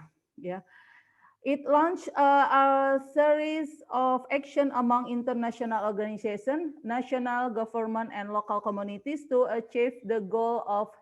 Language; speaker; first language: English; non-native, learner; Indonesian